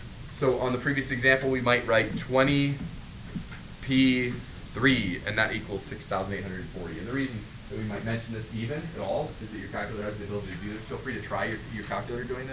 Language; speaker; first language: English; native; English